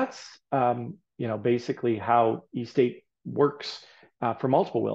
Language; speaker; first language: English; native; English